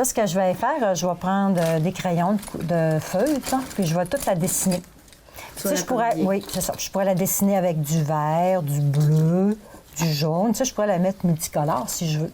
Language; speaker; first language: French; native; French